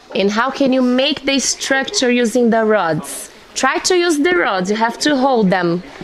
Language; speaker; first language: English; non-native, fluent; Portuguese